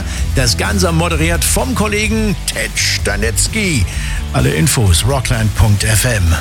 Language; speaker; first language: German; native; German